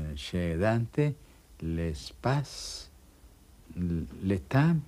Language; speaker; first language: French; non-native, fluent; Spanish